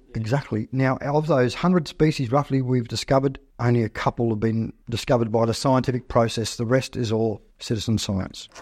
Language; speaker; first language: English; native; English